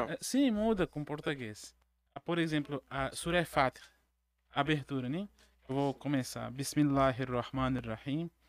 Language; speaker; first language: Portuguese; non-native, learner; Arabic